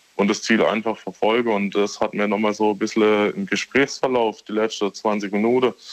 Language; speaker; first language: German; native; German